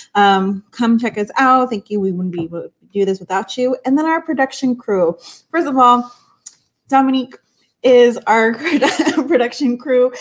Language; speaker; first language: English; early bilingual, other home language; Spanish